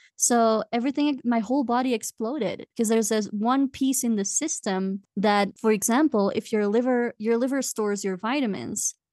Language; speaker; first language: English; non-native, fluent; Dutch